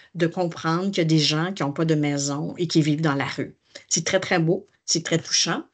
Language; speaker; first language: French; native; French